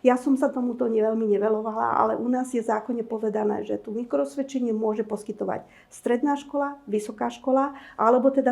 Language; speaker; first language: Slovak; native; Slovak